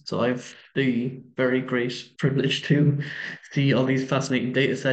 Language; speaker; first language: English; native; English